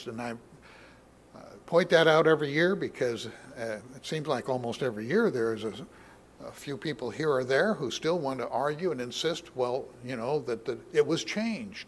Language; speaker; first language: English; native; English